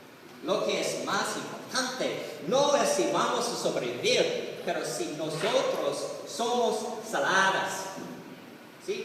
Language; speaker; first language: Spanish; non-native, learner; English